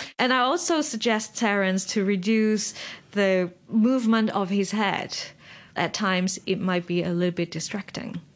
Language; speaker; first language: English; non-native, local second language; Cantonese